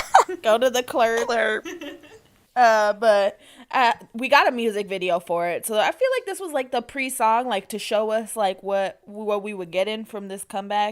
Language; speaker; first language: English; native; English